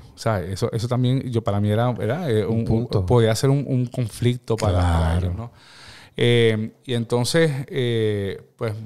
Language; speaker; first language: Spanish; native; Spanish